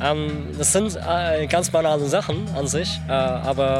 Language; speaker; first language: German; native; German